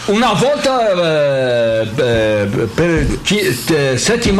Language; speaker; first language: Italian; non-native, learner; Portuguese